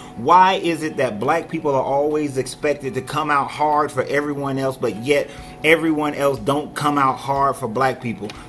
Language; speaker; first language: English; native; English